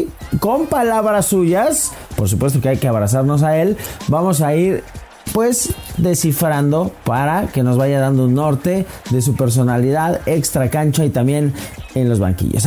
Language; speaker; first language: Spanish; native; Spanish